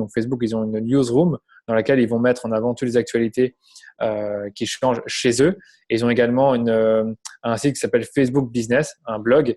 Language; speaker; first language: French; native; French